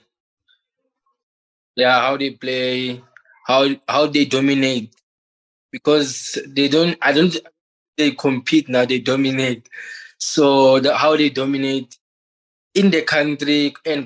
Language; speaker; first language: English; non-native, local second language; Southern Sotho